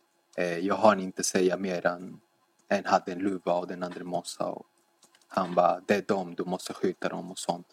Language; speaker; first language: Swedish; non-native, fluent; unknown